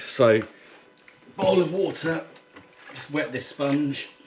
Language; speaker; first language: English; native; English